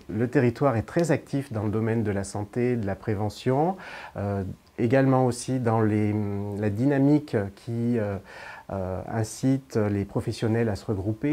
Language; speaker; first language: French; native; French